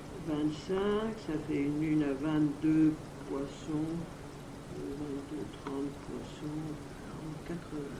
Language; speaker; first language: French; native; French